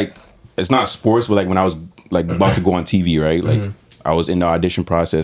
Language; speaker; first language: English; native; English